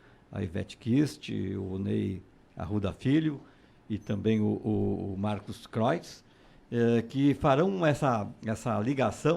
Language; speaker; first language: Portuguese; native; Portuguese